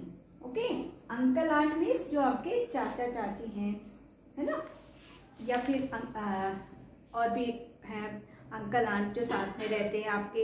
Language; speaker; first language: Hindi; native; Hindi